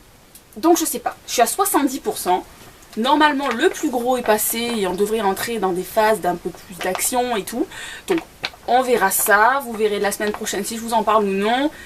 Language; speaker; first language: French; native; French